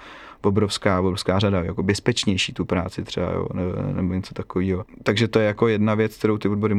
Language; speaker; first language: Czech; native; Czech